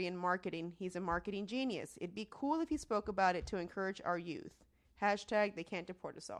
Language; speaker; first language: English; early bilingual, other home language; Spanish